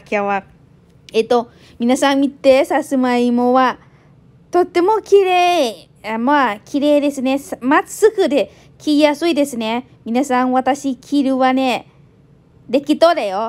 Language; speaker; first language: Japanese; non-native, learner; Thai